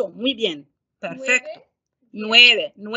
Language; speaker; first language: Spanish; non-native, fluent; Arabic